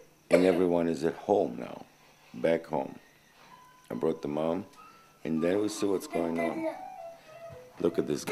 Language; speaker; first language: English; non-native, fluent; Armenian